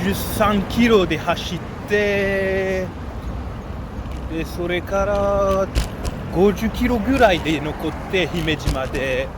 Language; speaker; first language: Japanese; non-native, learner; French